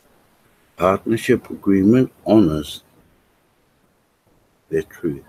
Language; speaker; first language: English; native; English